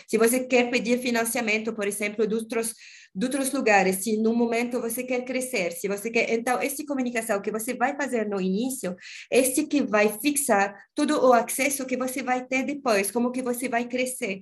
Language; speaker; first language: Portuguese; non-native, learner; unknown